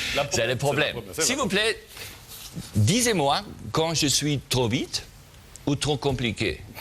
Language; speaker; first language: French; non-native, learner; German